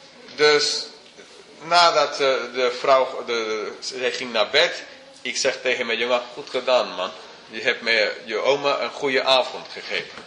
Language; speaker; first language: Dutch; non-native, fluent; English